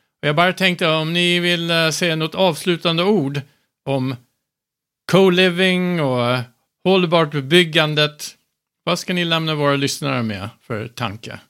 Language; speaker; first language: Swedish; non-native, fluent; English